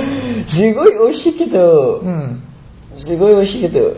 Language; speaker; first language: Japanese; non-native, learner; Burmese